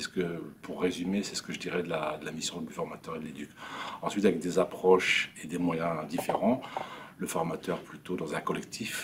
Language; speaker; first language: French; native; French